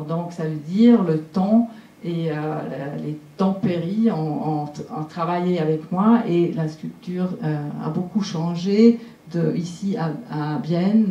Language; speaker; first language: French; non-native, local second language; German